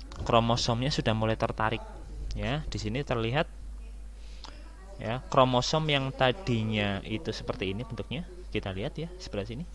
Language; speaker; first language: Indonesian; native; Indonesian